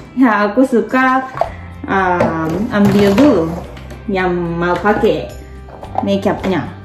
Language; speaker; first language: Indonesian; non-native, learner; Japanese